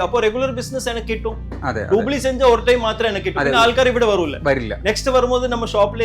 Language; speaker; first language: Malayalam; non-native, local second language; Tamil